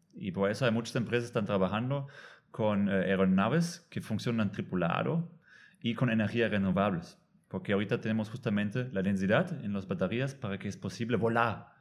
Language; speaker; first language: Spanish; non-native, fluent; German